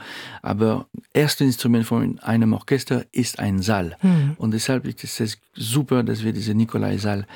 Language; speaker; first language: German; non-native, fluent; French